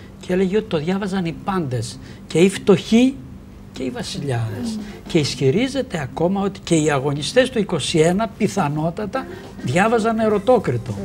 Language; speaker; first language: Greek; native; Greek